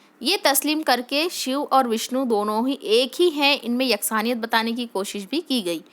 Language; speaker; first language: Urdu; native; Urdu